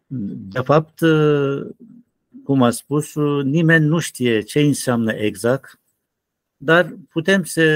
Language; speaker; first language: Romanian; non-native, learner; Turkish